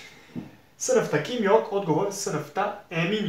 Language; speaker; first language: Turkish; non-native, fluent; Bosnian